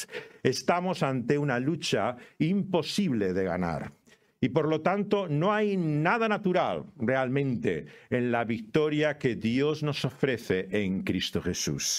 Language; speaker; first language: Spanish; native; Spanish